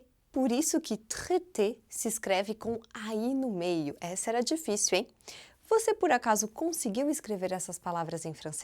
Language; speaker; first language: Portuguese; non-native, fluent; French